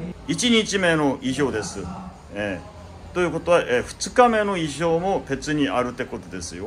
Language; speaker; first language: Japanese; non-native, fluent; Korean